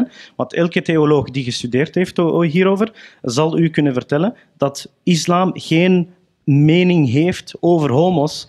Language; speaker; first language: Dutch; early bilingual, other home language; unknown